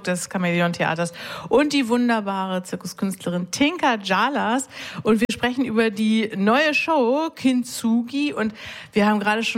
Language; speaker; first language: German; native; German